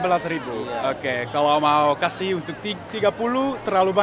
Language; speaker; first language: Indonesian; non-native, learner; Dutch